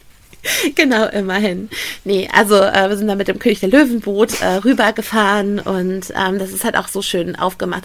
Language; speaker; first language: German; native; German